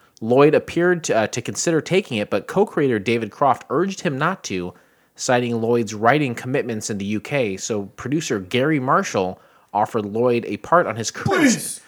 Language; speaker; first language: English; native; English